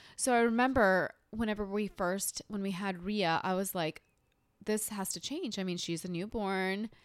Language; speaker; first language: English; early bilingual, other home language; Hindi